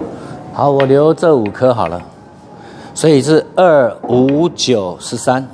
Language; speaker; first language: Chinese; native; Chinese